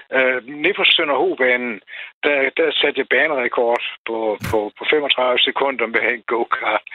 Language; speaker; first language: Danish; non-native, fluent; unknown